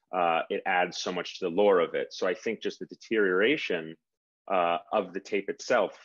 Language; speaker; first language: English; native; English